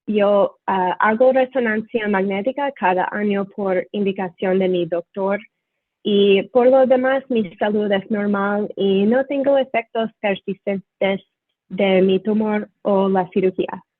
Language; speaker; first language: Spanish; non-native, fluent; English